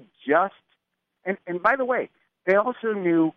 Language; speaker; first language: English; native; English